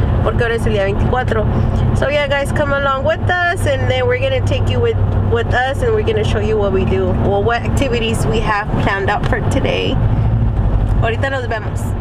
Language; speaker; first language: English; early bilingual, other home language; Spanish